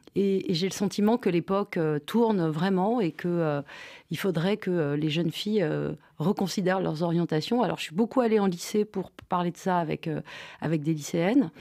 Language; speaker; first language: French; native; French